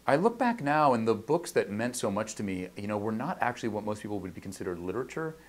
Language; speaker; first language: English; native; English